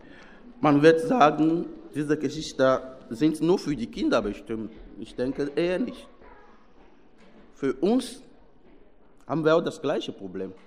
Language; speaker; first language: German; non-native, fluent; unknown